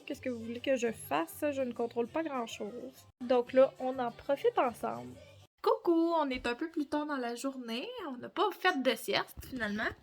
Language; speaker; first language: French; native; French